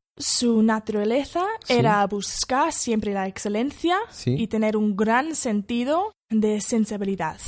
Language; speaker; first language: Spanish; non-native, fluent; English